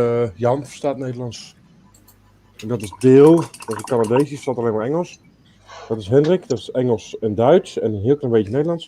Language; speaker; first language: Dutch; native; Dutch